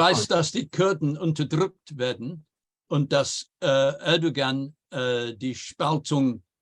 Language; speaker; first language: German; non-native, fluent; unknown